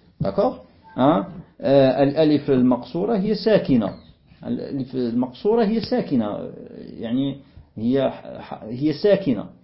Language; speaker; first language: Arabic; non-native, fluent; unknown